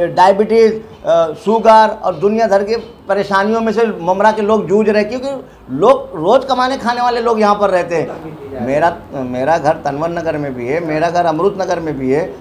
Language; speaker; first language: Hindi; non-native, local second language; Urdu